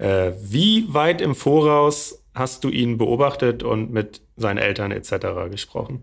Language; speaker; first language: German; native; German